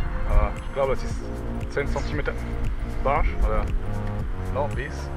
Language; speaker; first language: German; non-native, learner; French